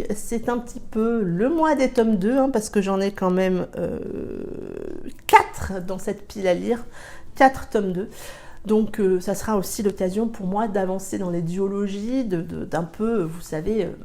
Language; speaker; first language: French; native; French